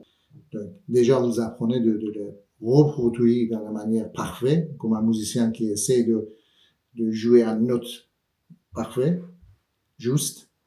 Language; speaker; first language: French; non-native, fluent; Persian